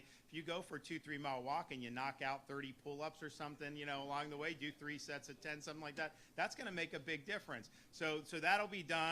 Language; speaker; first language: English; native; English